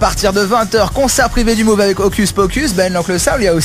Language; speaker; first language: French; native; French